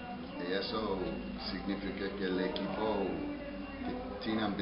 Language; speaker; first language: Spanish; non-native, fluent; English